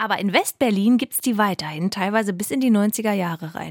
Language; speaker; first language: German; native; German